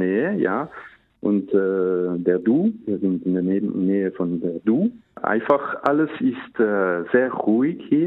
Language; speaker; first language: German; non-native, local second language; French